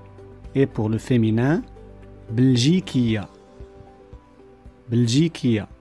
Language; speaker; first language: French; non-native, local second language; Arabic